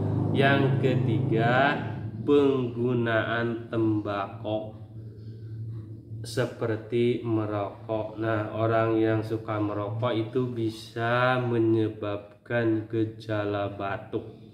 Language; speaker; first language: Indonesian; native; Indonesian